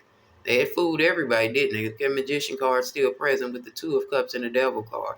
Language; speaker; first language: English; native; English